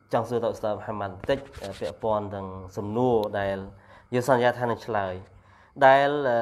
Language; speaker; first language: Khmer; non-native, local second language; Eastern Cham